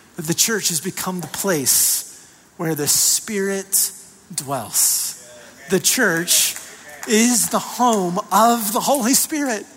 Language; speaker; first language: English; native; English